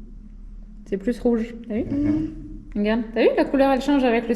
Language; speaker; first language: French; native; French